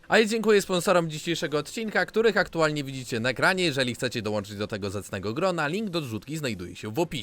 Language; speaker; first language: Polish; native; Polish